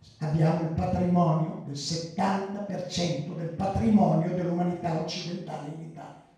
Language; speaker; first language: Italian; early bilingual, other home language; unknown